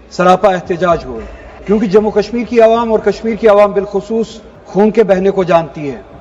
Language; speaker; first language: Urdu; non-native, local second language; Kashmiri